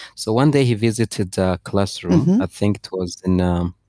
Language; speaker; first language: English; non-native, fluent; Rundi